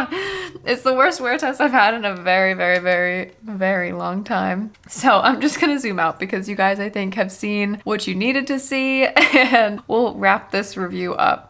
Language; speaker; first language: English; native; English